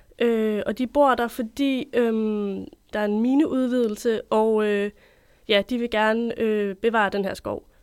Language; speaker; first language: Danish; native; Danish